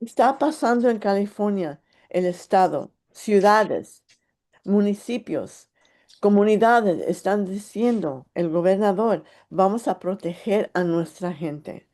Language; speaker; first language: Spanish; early bilingual, heritage; English